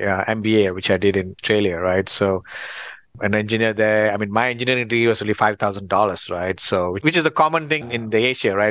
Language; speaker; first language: English; non-native, local second language; Tamil